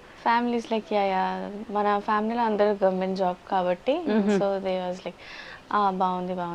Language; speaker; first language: Telugu; non-native, learner; Bangla